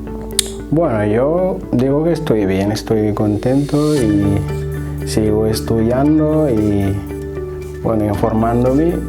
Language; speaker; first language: Spanish; non-native, learner; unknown